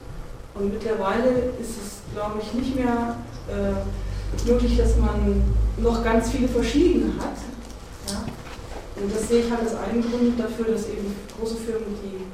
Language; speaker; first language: German; native; German